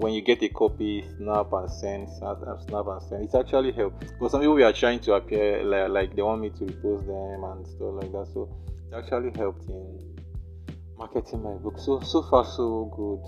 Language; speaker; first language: English; non-native, local second language; Igbo